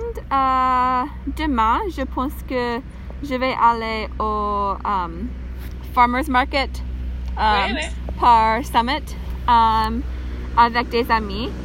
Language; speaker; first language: French; non-native, learner; English